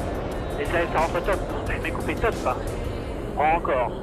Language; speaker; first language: French; native; French